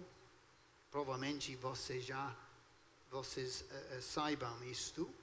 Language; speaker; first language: Portuguese; non-native, fluent; English